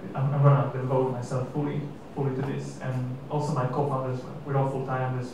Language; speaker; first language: English; non-native, fluent; Catalan